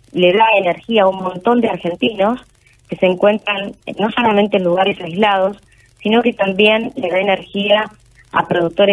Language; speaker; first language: Spanish; native; Spanish